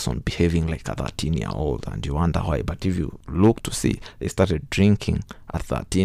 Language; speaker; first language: English; non-native, local second language; Kikuyu